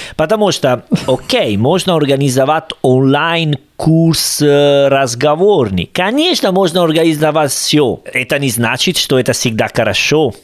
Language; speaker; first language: Russian; non-native, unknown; Italian